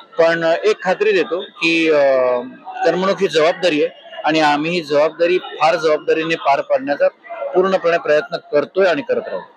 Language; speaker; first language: Marathi; native; Marathi